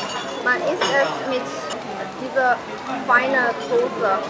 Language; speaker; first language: German; non-native, fluent; Chinese